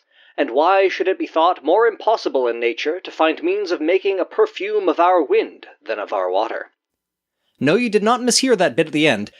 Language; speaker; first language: English; native; English